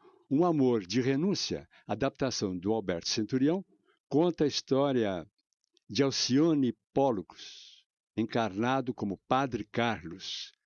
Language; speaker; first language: Portuguese; native; Portuguese